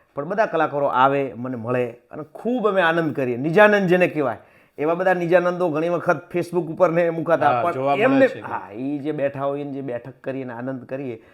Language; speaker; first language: Gujarati; native; Gujarati